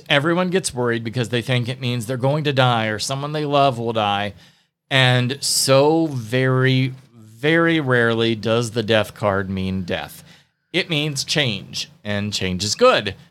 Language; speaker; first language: English; native; English